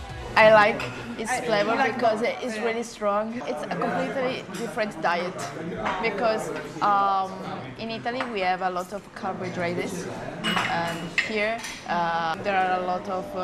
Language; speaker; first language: English; non-native, fluent; Italian